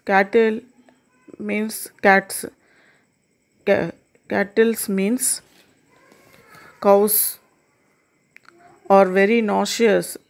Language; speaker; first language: English; non-native, local second language; Telugu